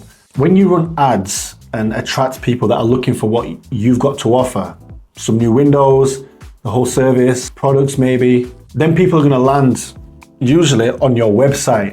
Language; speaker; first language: English; native; English